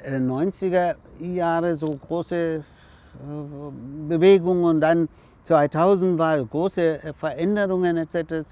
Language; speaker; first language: German; non-native, fluent; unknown